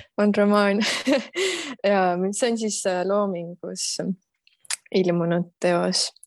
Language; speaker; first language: Estonian; native; Estonian